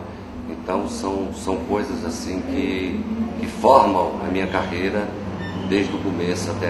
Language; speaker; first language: Portuguese; native; Portuguese